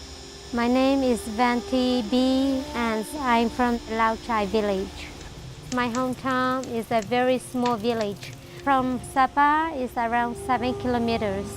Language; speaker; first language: English; non-native, local second language; Hmong